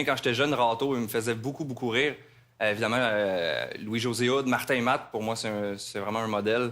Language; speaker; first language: French; native; French